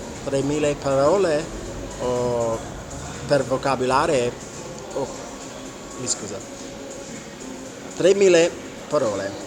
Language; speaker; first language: Italian; non-native, learner; English